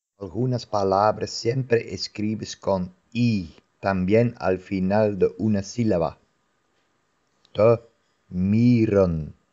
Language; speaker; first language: Spanish; non-native, fluent; Dutch